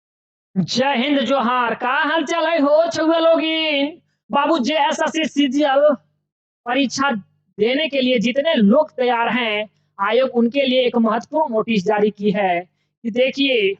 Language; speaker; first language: Hindi; native; Hindi